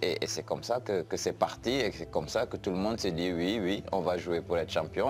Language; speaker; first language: French; non-native, local second language; Wolof